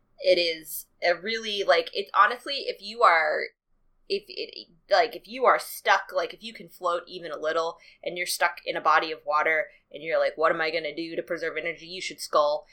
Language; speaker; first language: English; native; English